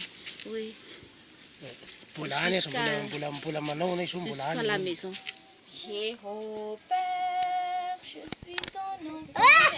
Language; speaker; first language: French; non-native, local second language; Malagasy